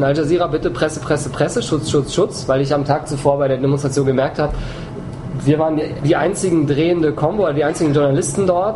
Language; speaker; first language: German; native; German